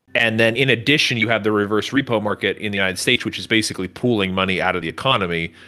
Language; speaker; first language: English; native; English